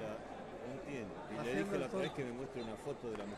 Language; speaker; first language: Spanish; native; Spanish